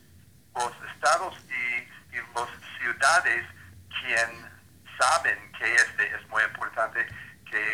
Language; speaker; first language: Spanish; non-native, learner; English